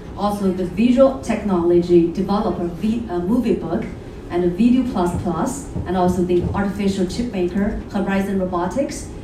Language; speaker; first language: English; non-native, fluent; Chinese